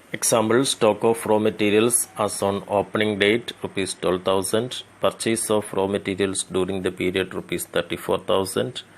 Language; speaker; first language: English; non-native, local second language; Malayalam